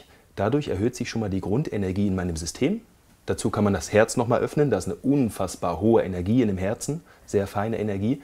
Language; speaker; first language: German; native; German